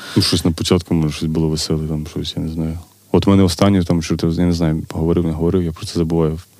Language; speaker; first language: Ukrainian; non-native, local second language; Russian